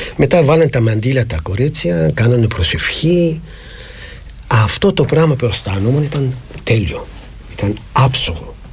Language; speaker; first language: Greek; non-native, fluent; Arabic